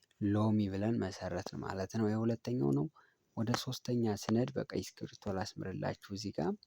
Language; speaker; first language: Amharic; native; Amharic